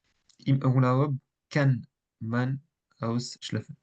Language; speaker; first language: German; non-native, fluent; French